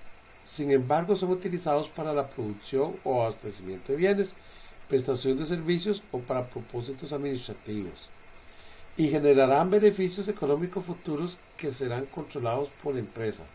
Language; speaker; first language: Spanish; native; Spanish